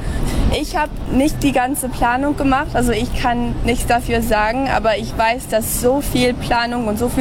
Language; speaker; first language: German; early bilingual, heritage; German